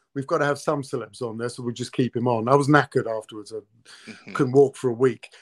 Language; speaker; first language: English; early bilingual, other home language; Italian